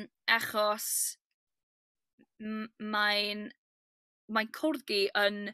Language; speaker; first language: Welsh; non-native, learner; English